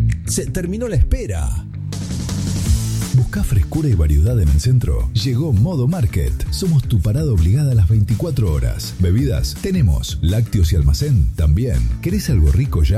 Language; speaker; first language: Spanish; native; Spanish